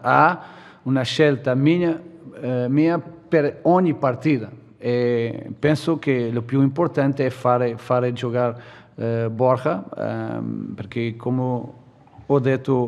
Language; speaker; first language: Italian; non-native, fluent; Portuguese